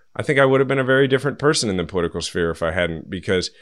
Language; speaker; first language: English; native; English